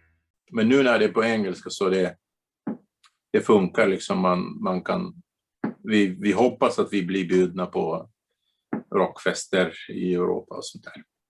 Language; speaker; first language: Swedish; non-native, fluent; Bulgarian